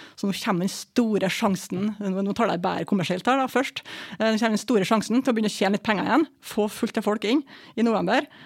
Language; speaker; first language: Norwegian; native; Norwegian